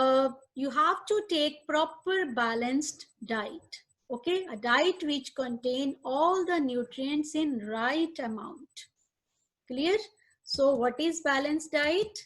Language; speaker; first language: English; non-native, local second language; Hindi